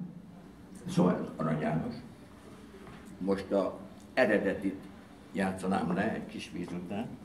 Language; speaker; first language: Hungarian; early bilingual, heritage; Hungarian